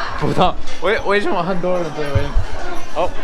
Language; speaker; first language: Chinese; non-native, learner; English